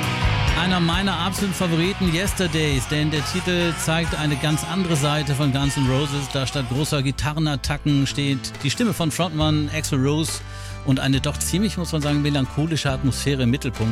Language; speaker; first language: German; native; German